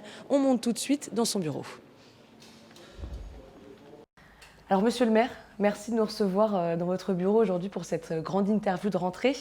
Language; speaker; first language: French; native; French